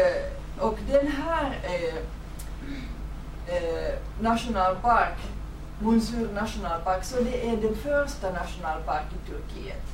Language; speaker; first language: Swedish; non-native, fluent; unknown